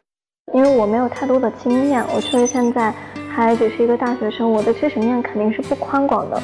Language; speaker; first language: Chinese; native; Chinese